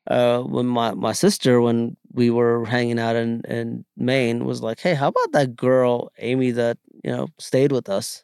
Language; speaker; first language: English; non-native, local second language; Malayalam